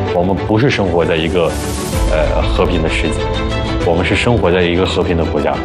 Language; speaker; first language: Chinese; early bilingual, other home language; Arabic